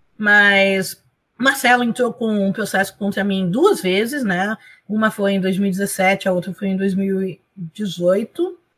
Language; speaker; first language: Portuguese; early bilingual, other home language; Spanish